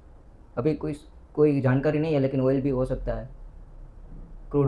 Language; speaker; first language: Hindi; non-native, local second language; Gujarati